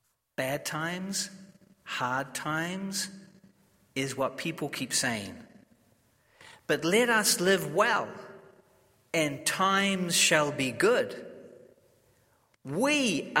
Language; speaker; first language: English; native; English